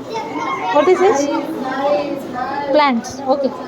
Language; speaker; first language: English; non-native, local second language; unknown